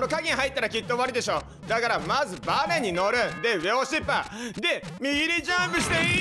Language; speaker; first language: Japanese; native; Japanese